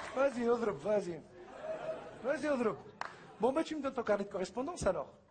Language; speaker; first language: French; early bilingual, other home language; Arabic